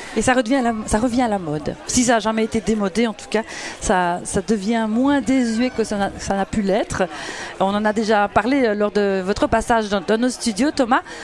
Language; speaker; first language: French; native; French